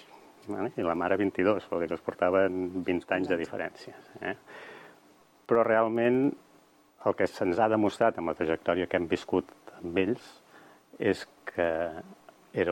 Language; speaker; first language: Catalan; native; Catalan